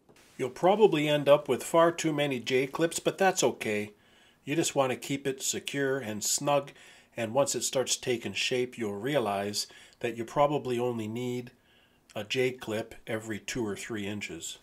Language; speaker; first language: English; native; English